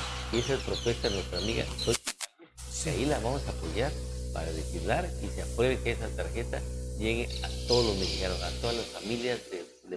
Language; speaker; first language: Spanish; native; Spanish